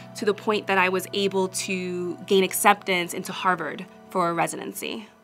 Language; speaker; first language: English; native; English